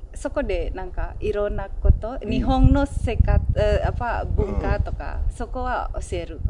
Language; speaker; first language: Japanese; non-native, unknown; Indonesian